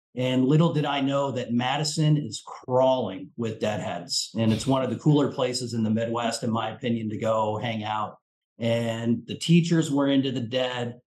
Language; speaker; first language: English; native; English